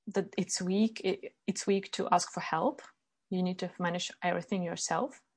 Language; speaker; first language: English; non-native, fluent; Ukrainian